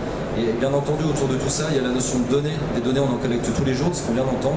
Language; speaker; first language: French; native; French